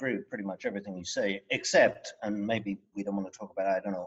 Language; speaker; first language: English; native; English